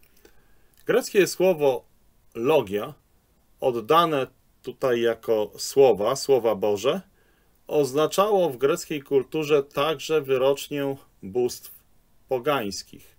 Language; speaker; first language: Polish; native; Polish